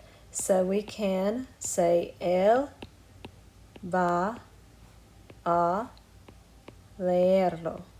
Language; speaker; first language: Spanish; non-native, fluent; English